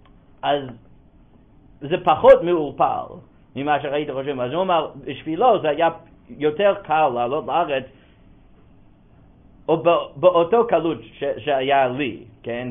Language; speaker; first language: Hebrew; non-native, fluent; English